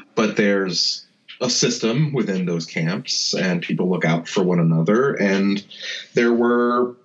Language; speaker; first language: English; native; English